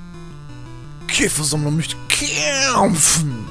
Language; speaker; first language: German; native; German